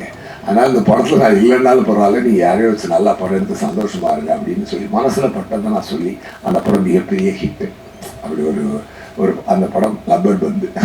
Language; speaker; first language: Tamil; native; Tamil